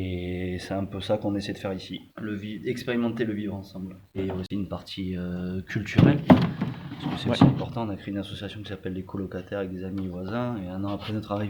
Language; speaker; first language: French; native; French